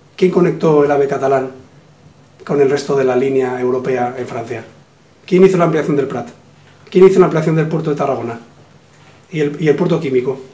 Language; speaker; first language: Spanish; native; Spanish